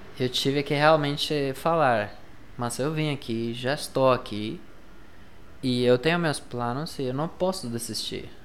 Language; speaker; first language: Portuguese; non-native, fluent; Spanish